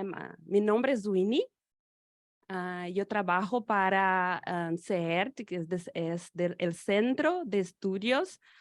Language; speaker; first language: Spanish; non-native, learner; Portuguese